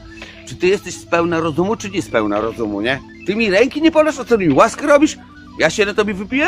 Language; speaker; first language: Polish; native; Polish